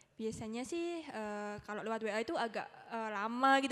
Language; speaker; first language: Indonesian; native; Indonesian